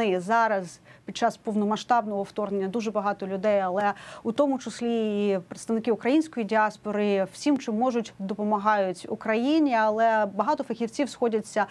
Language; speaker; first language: Ukrainian; native; Ukrainian